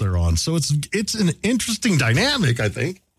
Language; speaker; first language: English; native; English